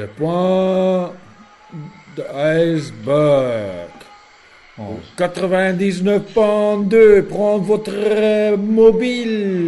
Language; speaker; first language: French; non-native, learner; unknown